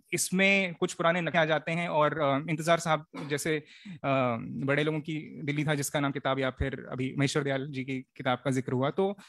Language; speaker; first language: Hindi; native; Hindi